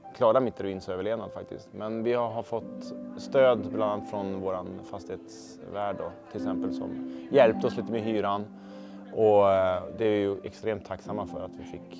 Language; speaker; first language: Swedish; native; Swedish